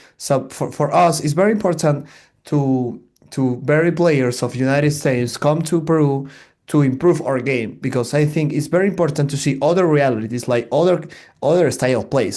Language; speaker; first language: English; non-native, learner; Spanish